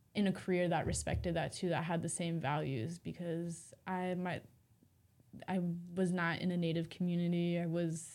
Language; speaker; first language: English; native; English